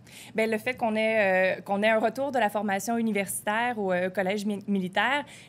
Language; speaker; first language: French; native; French